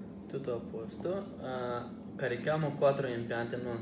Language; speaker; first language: Italian; non-native, learner; Romanian